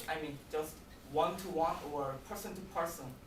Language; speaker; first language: English; non-native, learner; Korean